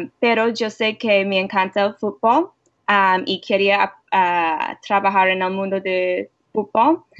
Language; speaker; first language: Spanish; non-native, learner; English